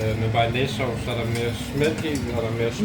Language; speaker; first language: Danish; native; Danish